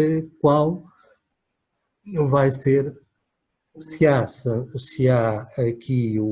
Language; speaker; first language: Portuguese; native; Portuguese